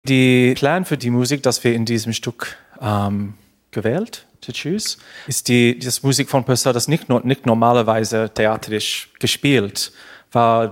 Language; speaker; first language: German; non-native, learner; English